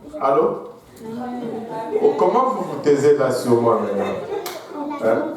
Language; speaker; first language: French; non-native, local second language; Swahili